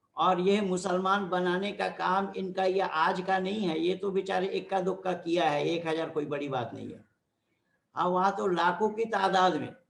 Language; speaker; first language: Hindi; non-native, local second language; Bangla